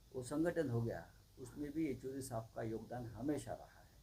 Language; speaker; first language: Hindi; non-native, local second language; Marathi